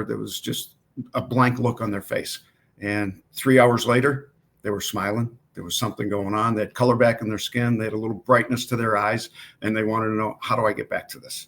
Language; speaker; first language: English; native; English